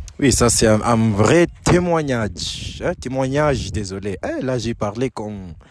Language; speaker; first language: French; non-native, fluent; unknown